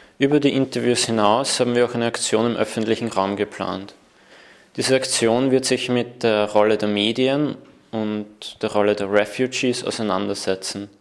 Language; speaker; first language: German; native; German